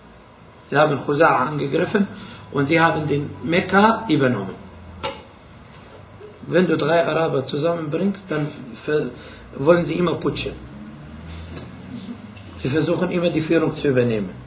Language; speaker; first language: German; non-native, fluent; Arabic